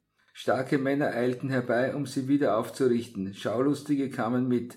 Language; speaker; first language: German; native; German